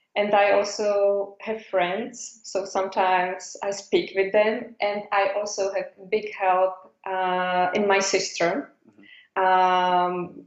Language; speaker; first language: English; non-native, fluent; Czech